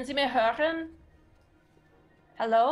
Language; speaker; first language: German; non-native, learner; English